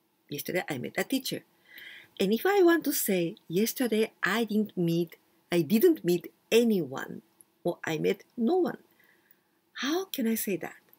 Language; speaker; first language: English; non-native, fluent; Japanese